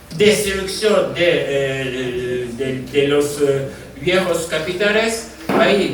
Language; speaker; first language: Spanish; non-native, fluent; Japanese